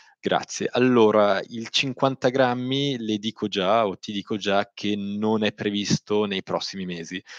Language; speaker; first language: Italian; native; Italian